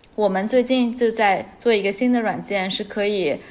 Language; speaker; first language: Chinese; native; Chinese